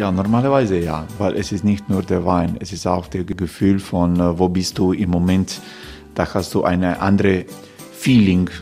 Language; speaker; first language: German; non-native, fluent; Croatian